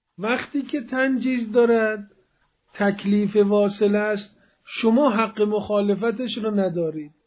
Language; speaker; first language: Persian; non-native, local second language; Azerbaijani